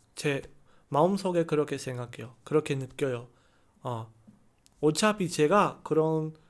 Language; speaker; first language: Korean; non-native, learner; Chinese